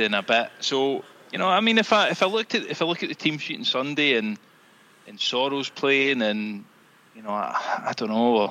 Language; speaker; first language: English; native; English